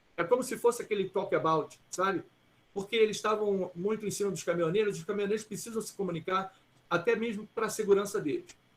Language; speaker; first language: Portuguese; early bilingual, other home language; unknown